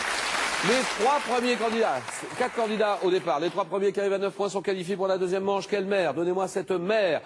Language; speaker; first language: French; native; French